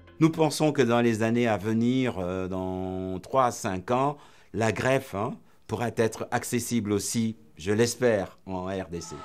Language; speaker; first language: French; native; French